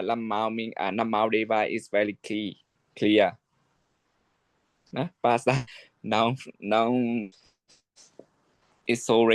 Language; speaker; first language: English; non-native, learner; Shan